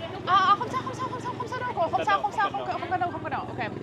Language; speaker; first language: Vietnamese; non-native, learner; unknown